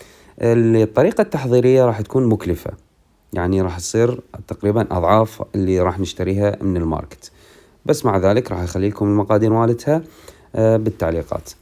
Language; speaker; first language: Arabic; native; Arabic